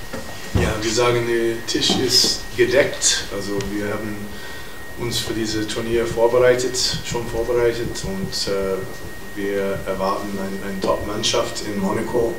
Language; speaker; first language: German; non-native, fluent; English